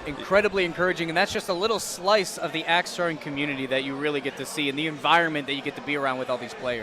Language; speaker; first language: English; native; English